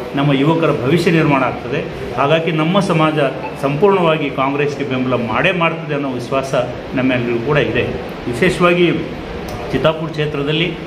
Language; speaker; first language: Kannada; non-native, local second language; Lambadi